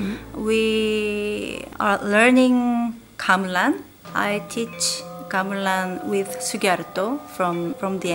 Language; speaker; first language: English; non-native, learner; Korean